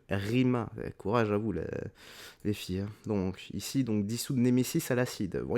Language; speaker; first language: French; native; French